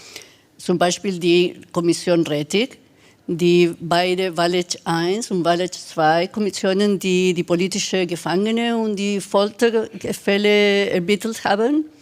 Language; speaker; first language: German; non-native, fluent; Spanish